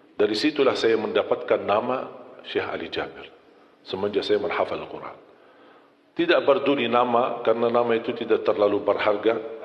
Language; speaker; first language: Malay; non-native, fluent; Arabic